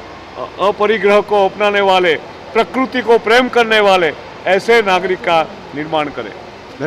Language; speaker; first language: Hindi; native; Hindi